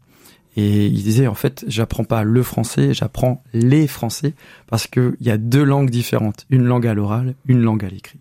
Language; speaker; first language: French; native; French